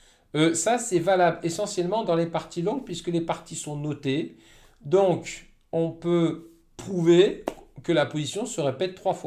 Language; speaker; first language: French; native; French